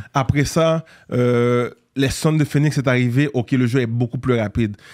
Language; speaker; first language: French; native; French